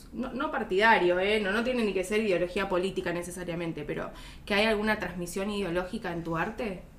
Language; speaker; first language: Spanish; native; Spanish